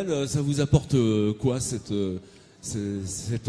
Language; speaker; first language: French; native; French